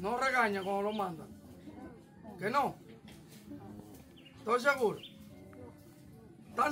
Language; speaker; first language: Spanish; native; Spanish